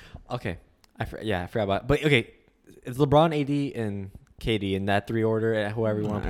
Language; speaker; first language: English; native; English